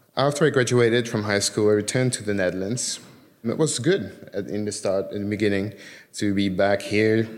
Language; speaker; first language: English; early bilingual, other home language; Dutch